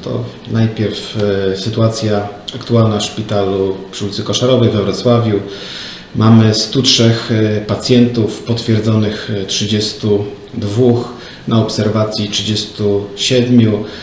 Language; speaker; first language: Polish; native; Polish